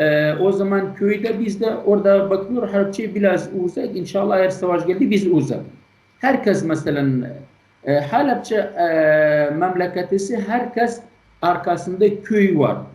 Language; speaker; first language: Turkish; non-native, learner; Kurdish